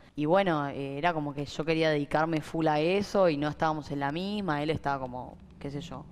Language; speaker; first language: Spanish; native; Spanish